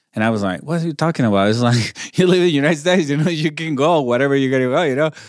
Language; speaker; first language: English; non-native, learner; Spanish